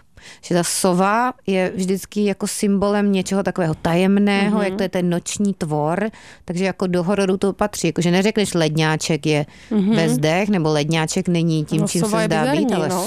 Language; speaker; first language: Czech; native; Czech